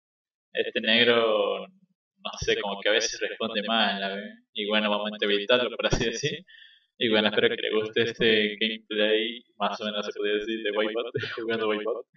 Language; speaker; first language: Spanish; native; Spanish